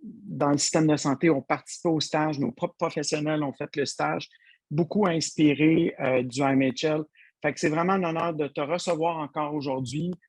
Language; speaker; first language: French; native; French